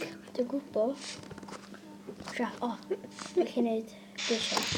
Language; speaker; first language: Welsh; non-native, local second language; English